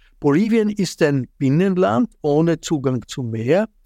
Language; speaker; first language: German; native; German